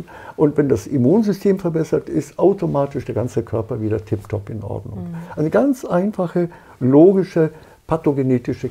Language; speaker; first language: German; native; German